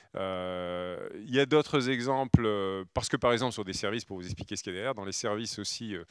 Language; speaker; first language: French; native; French